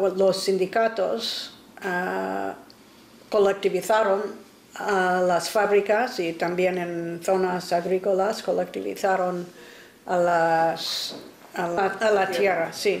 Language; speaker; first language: Spanish; non-native, fluent; English